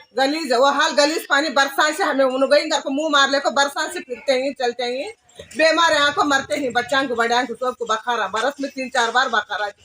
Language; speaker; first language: Hindi; non-native, local second language; Urdu